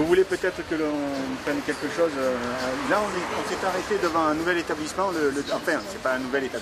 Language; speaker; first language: French; native; French